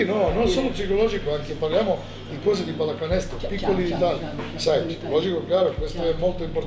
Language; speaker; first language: Italian; non-native, fluent; Serbian